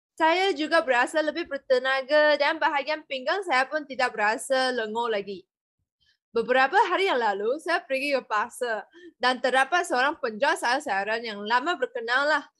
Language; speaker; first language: Malay; non-native, local second language; Chinese